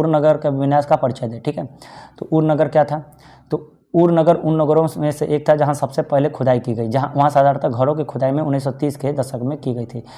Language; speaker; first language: Hindi; native; Hindi